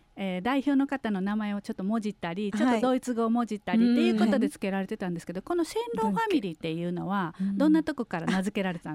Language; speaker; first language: Japanese; native; Japanese